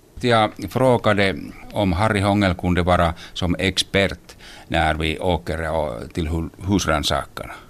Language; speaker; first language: Swedish; non-native, local second language; Finnish